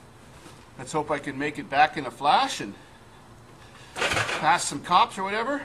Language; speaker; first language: English; native; English